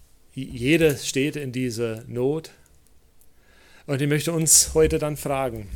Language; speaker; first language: German; non-native, fluent; English